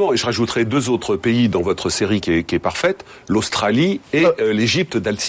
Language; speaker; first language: French; native; French